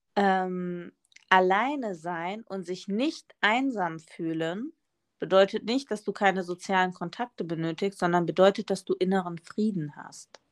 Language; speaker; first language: German; early bilingual, other home language; Spanish